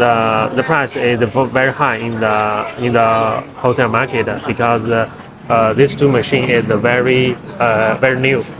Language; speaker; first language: English; non-native, learner; Chinese